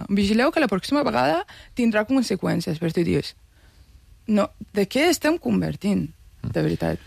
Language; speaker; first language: Catalan; non-native, fluent; Persian